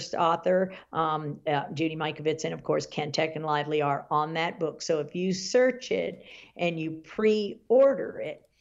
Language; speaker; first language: English; native; English